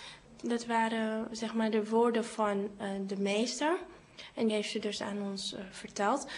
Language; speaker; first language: Dutch; early bilingual, other home language; Cantonese